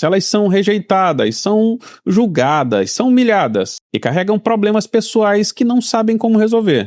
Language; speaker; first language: Portuguese; native; Portuguese